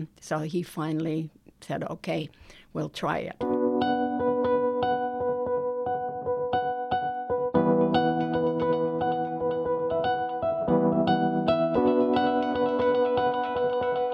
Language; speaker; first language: English; non-native, fluent; German